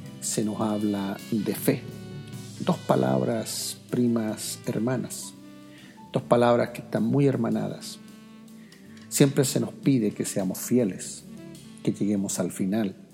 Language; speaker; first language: Spanish; native; Spanish